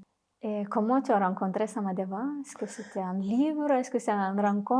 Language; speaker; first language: French; non-native, fluent; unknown